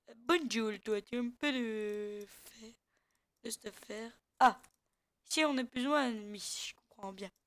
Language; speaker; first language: French; native; French